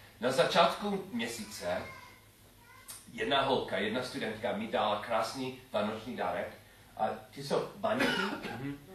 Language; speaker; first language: Czech; non-native, learner; English